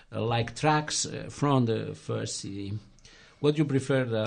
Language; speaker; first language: English; non-native, fluent; Galician